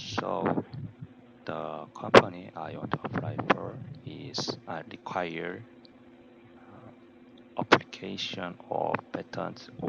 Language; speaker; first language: English; non-native, learner; Korean